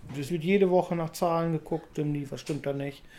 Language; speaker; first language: German; native; German